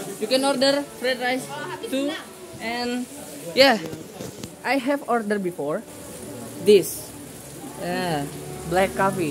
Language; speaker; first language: English; non-native, learner; Indonesian